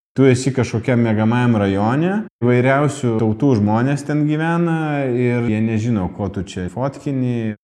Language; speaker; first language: Lithuanian; non-native, local second language; Russian